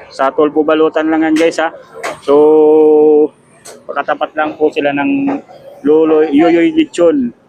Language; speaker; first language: Filipino; non-native, local second language; Masbatenyo